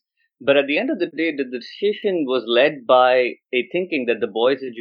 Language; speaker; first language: English; non-native, local second language; Odia